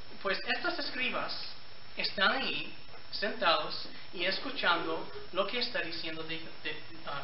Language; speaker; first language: Spanish; non-native, fluent; English